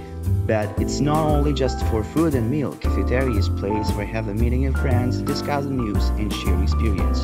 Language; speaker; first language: English; non-native, learner; Uzbek